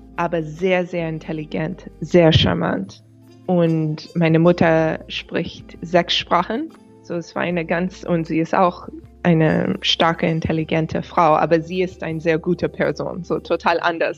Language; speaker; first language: German; non-native, fluent; English